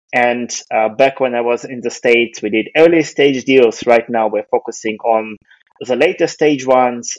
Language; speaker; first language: English; non-native, fluent; Russian